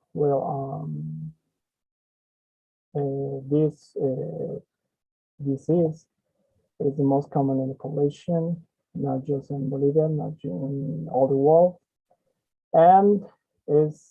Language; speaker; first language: English; non-native, learner; Spanish